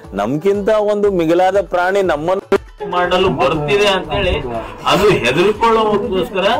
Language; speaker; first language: Kannada; non-native, local second language; Lambadi